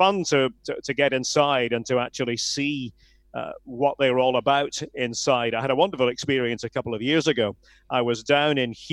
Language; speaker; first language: English; native; English